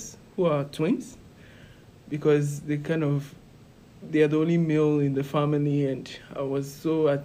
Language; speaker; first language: English; non-native, local second language; Ewe